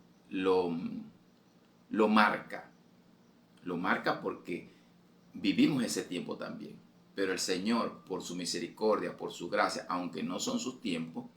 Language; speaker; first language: Spanish; native; Spanish